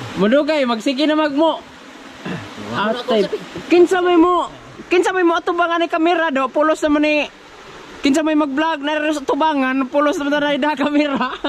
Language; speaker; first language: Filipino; non-native, local second language; Cebuano